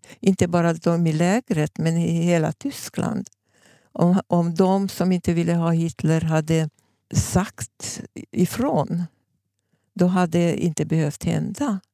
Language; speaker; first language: Swedish; non-native, fluent; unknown